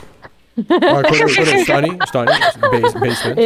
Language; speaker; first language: Japanese; non-native, learner; English